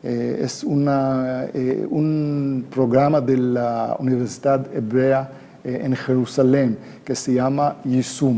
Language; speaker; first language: Spanish; non-native, fluent; Hebrew